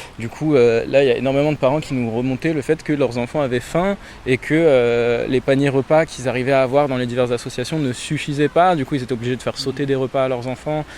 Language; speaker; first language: French; native; French